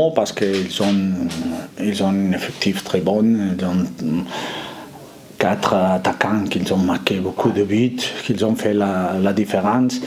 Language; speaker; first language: French; non-native, fluent; Spanish